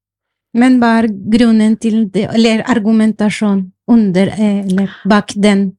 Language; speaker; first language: Norwegian; non-native, fluent; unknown